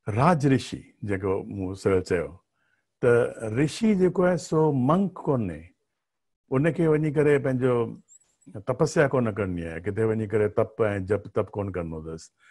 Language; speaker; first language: Sindhi; early bilingual, heritage; Sindhi